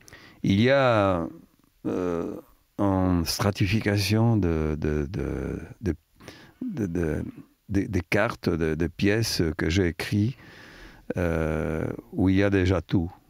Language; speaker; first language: French; non-native, fluent; Italian